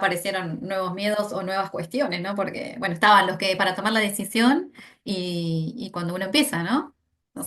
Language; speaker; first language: Spanish; native; Spanish